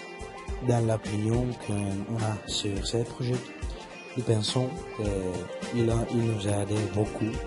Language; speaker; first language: French; non-native, learner; Spanish